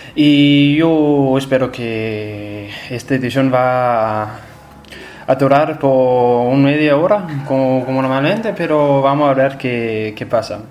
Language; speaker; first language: Spanish; non-native, learner; Danish